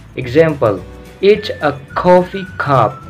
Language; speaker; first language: English; non-native, fluent; Indonesian